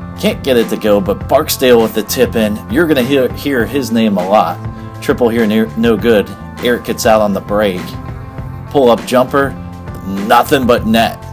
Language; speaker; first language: English; native; English